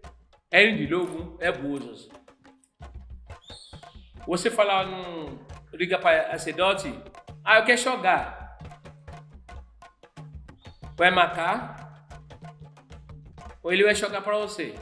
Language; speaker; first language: Portuguese; non-native, learner; Yoruba